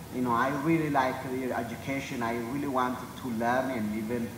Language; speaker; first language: English; non-native, fluent; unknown